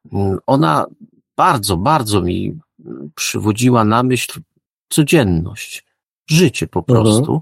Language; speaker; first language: Polish; native; Polish